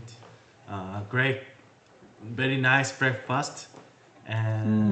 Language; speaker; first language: English; non-native, learner; Korean